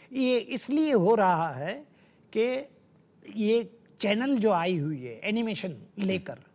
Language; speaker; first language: Hindi; non-native, local second language; Gujarati